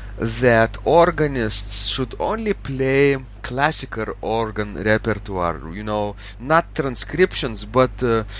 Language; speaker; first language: English; non-native, fluent; Lithuanian